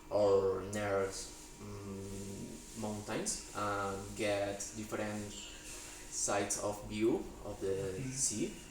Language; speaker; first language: English; non-native, learner; Spanish